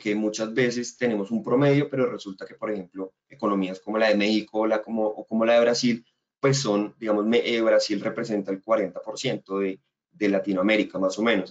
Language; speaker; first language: Spanish; native; Spanish